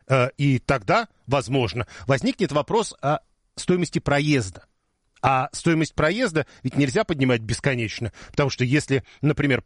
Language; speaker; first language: Russian; native; Russian